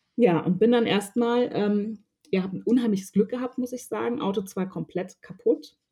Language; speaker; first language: German; native; German